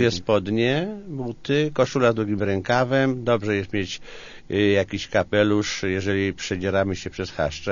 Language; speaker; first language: Polish; native; Polish